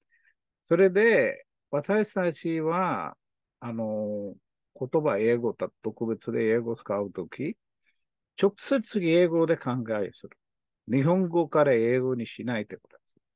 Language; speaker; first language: Japanese; non-native, learner; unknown